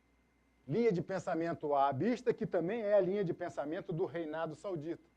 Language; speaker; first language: Portuguese; native; Portuguese